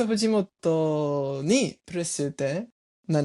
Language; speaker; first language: Japanese; non-native, learner; English